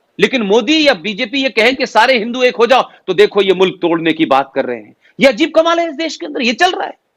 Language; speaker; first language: Hindi; native; Hindi